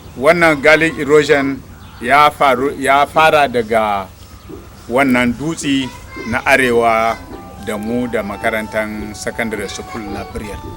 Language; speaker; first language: Hausa; non-native, local second language; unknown